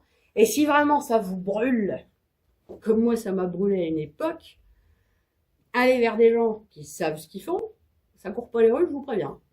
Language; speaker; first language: French; native; French